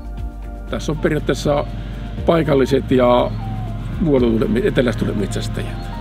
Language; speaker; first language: Finnish; native; Finnish